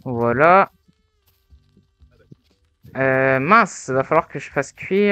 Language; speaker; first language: French; native; French